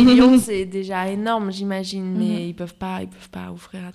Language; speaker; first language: French; native; French